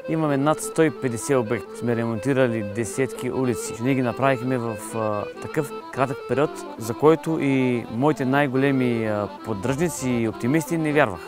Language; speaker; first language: Bulgarian; native; Bulgarian